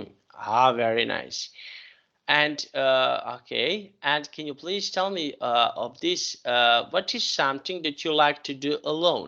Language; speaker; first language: English; non-native, fluent; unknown